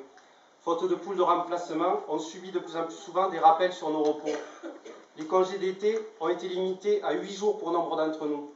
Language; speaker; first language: French; native; French